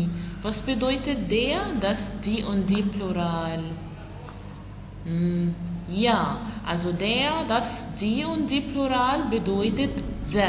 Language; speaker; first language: German; non-native, fluent; Arabic